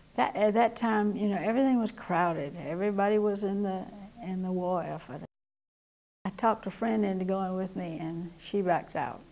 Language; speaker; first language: English; native; English